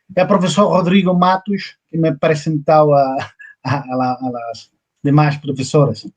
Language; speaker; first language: Portuguese; non-native, learner; Spanish